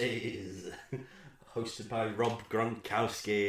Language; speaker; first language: English; native; English